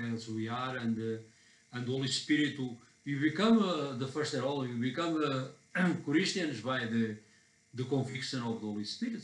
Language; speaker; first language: English; non-native, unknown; Portuguese